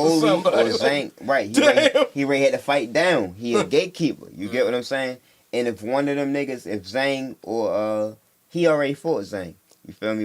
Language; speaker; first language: English; native; English